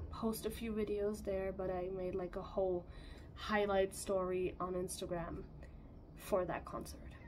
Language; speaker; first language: English; non-native, fluent; German